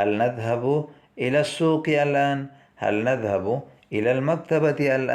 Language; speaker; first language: Arabic; non-native, fluent; Urdu